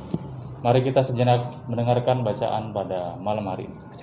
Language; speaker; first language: Indonesian; native; Indonesian